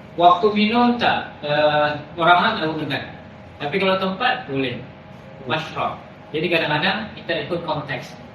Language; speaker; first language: Malay; native; Malay